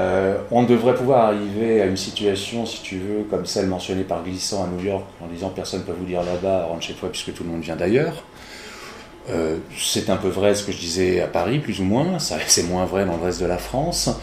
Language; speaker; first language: French; native; French